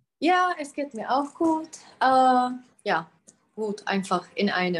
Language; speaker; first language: German; non-native, fluent; Czech